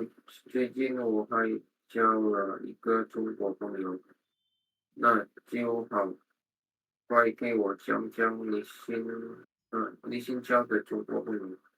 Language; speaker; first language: Chinese; non-native, learner; Indonesian